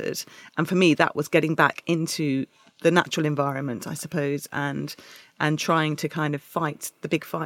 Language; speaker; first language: English; native; English